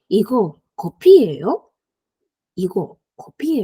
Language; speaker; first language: Korean; non-native, fluent; Spanish